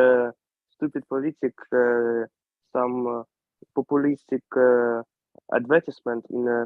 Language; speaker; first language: English; non-native, learner; Ukrainian